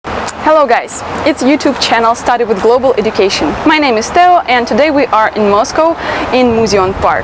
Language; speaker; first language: English; non-native, fluent; Russian